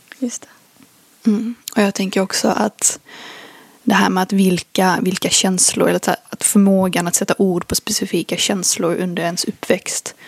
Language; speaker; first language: Swedish; early bilingual, other home language; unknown